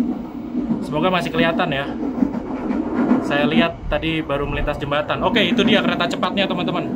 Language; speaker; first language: Indonesian; native; Indonesian